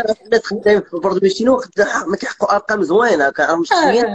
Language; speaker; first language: Arabic; native; Arabic